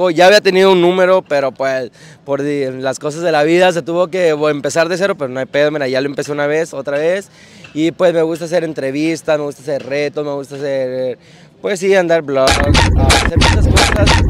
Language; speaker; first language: Spanish; native; Spanish